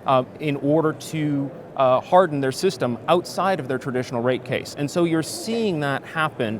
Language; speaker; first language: English; native; English